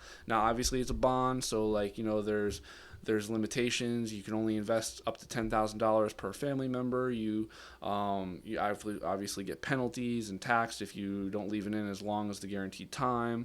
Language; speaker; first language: English; native; English